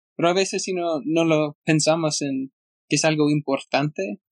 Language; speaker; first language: Spanish; non-native, fluent; English